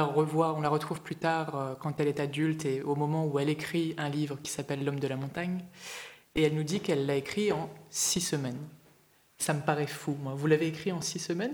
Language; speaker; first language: French; native; French